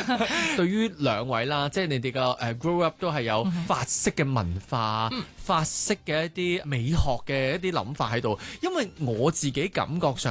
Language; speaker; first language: Cantonese; native; Cantonese